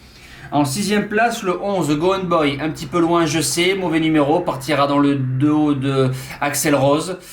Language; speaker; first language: French; native; French